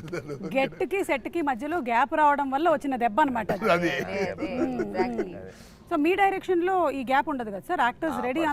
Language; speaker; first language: Telugu; native; Telugu